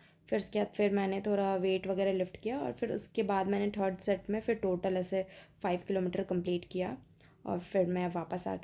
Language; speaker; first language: Hindi; native; Hindi